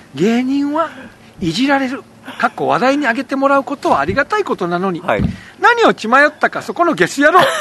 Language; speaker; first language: Japanese; native; Japanese